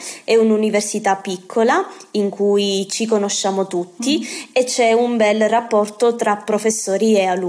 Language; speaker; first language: Italian; native; Italian